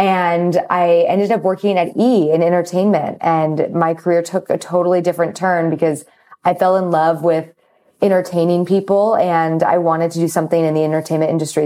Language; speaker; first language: English; native; English